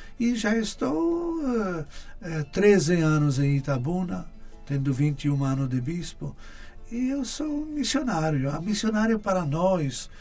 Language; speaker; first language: Portuguese; non-native, fluent; Polish